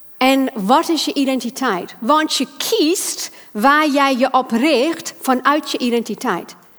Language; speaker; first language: Dutch; non-native, fluent; English